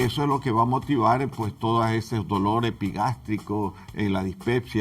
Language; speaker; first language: Spanish; native; Spanish